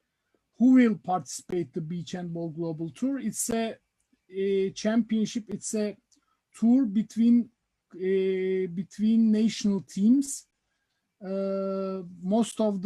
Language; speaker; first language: English; non-native, fluent; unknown